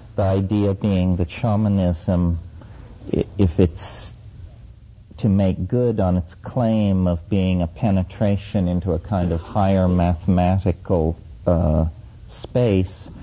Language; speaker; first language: English; native; English